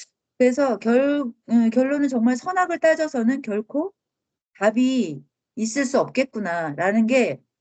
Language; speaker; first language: Korean; native; Korean